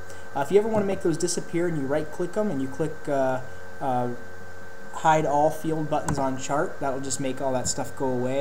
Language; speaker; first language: English; native; English